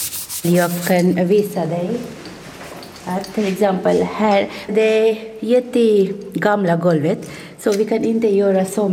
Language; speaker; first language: Swedish; non-native, learner; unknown